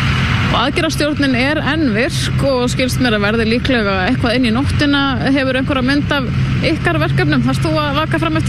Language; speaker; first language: Icelandic; native; Icelandic